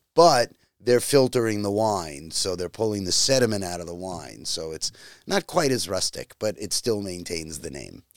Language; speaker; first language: English; native; English